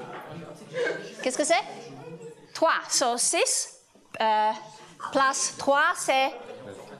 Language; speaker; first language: French; non-native, learner; Italian